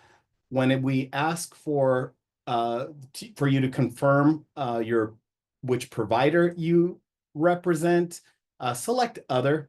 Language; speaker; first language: English; native; English